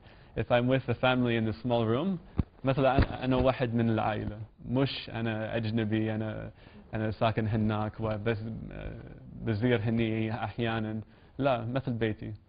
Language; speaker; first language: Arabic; non-native, learner; English